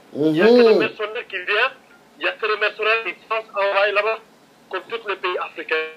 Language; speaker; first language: French; non-native, local second language; Wolof